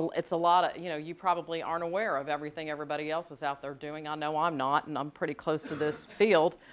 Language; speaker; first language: English; native; English